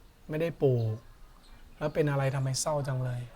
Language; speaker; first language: Thai; non-native, local second language; Chinese